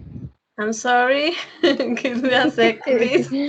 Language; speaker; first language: English; non-native, learner; Spanish